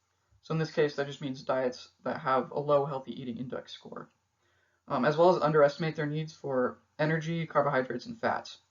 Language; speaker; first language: English; native; English